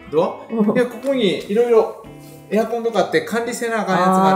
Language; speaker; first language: Japanese; native; Japanese